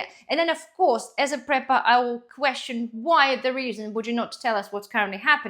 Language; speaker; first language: English; non-native, fluent; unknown